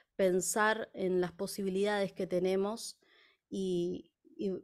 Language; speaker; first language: Spanish; native; Spanish